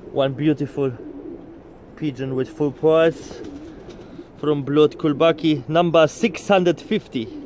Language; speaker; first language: English; non-native, learner; Polish